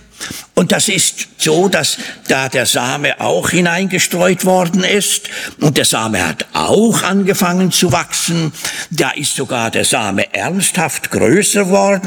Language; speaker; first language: German; native; German